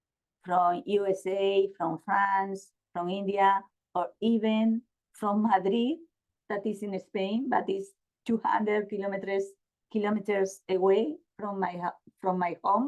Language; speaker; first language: English; non-native, learner; Spanish